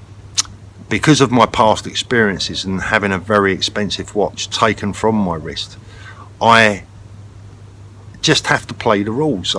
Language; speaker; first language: English; native; English